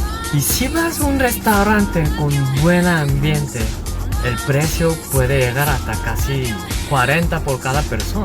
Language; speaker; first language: Spanish; non-native, learner; Korean